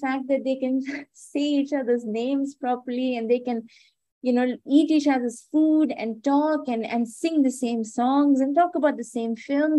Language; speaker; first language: English; non-native, local second language; Hindi